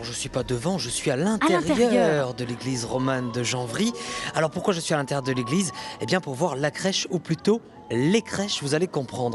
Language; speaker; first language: French; native; French